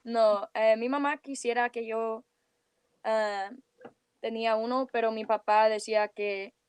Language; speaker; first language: Spanish; early bilingual, heritage; Spanish